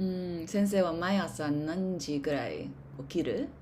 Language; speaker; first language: Japanese; non-native, learner; English